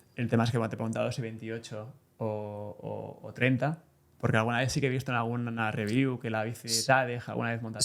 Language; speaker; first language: Spanish; native; Spanish